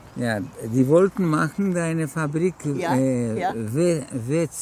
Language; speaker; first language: German; non-native, fluent; Polish